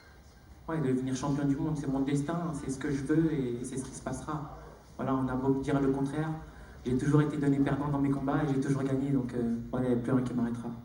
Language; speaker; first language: French; native; French